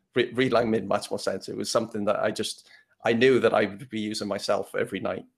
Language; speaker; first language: English; native; English